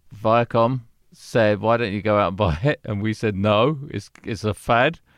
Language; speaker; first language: English; native; English